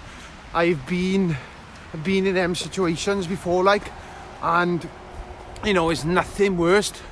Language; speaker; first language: English; native; English